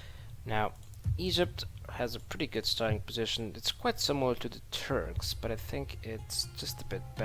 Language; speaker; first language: English; non-native, fluent; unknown